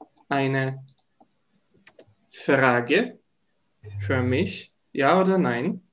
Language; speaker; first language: German; non-native, fluent; Serbian